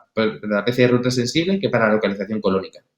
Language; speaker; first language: Spanish; native; Spanish